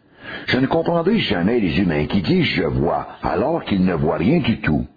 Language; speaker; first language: French; native; French